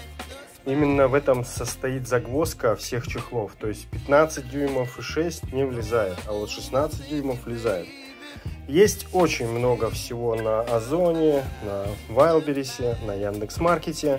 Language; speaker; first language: Russian; native; Russian